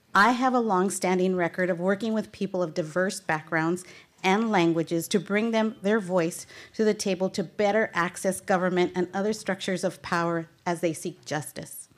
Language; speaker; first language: English; native; English